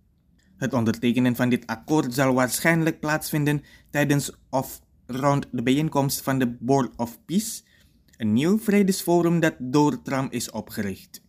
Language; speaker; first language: Dutch; non-native, fluent; Indonesian